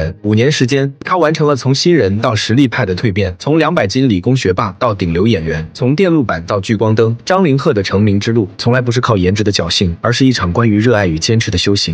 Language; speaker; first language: Chinese; native; Chinese